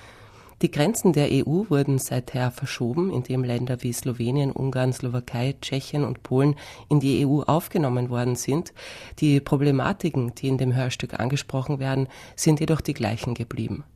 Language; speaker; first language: German; native; German